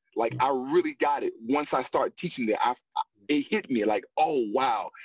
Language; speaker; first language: English; native; English